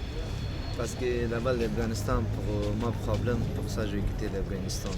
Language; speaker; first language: French; non-native, learner; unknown